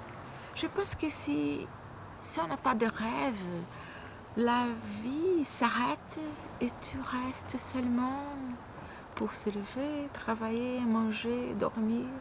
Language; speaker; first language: French; non-native, fluent; Portuguese